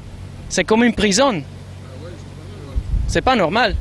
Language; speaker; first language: French; non-native, learner; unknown